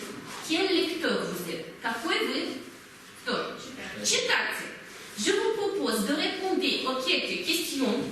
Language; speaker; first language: French; non-native, fluent; Russian